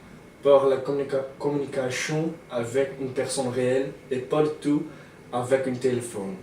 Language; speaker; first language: French; non-native, learner; Dutch